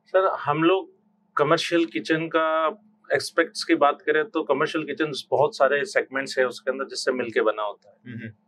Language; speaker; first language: Hindi; native; Hindi